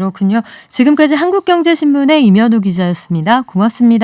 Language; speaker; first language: Korean; native; Korean